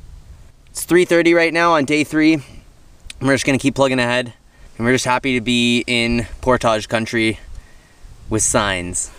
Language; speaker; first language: English; native; English